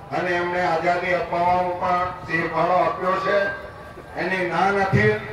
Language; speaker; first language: Gujarati; non-native, local second language; Vasavi